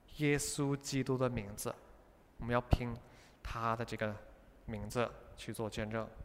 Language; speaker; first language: Chinese; non-native, fluent; English